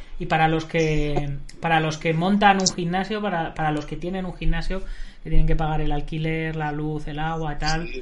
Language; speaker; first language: Spanish; native; Spanish